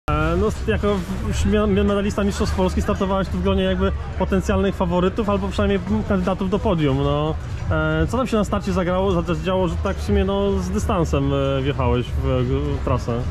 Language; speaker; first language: Polish; native; Polish